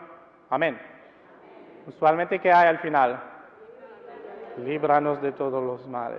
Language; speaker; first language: Spanish; non-native, fluent; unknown